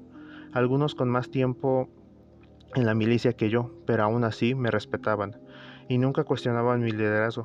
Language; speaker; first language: Spanish; native; Spanish